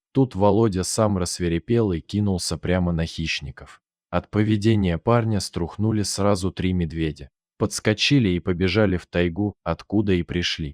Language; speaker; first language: Russian; native; Russian